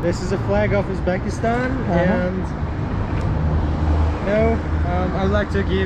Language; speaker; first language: English; non-native, learner; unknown